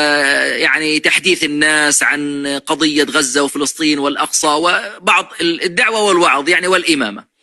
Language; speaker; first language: Arabic; native; Arabic